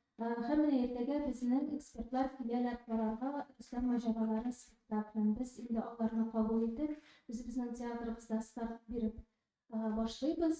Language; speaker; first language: Tatar; native; Tatar